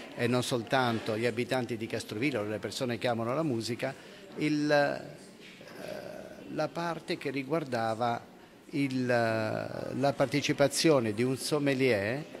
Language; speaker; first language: Italian; native; Italian